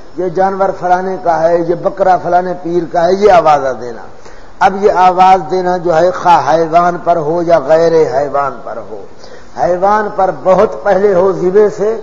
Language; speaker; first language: Urdu; non-native, local second language; Saraiki